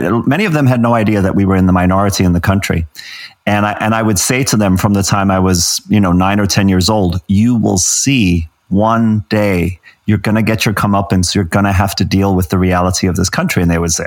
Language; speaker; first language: English; native; English